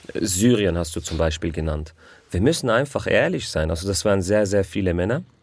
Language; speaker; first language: German; early bilingual, other home language; Arabic